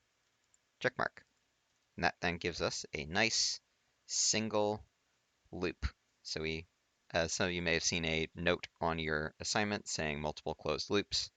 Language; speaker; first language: English; native; English